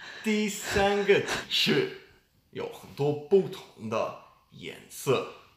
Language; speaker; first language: Chinese; non-native, learner; English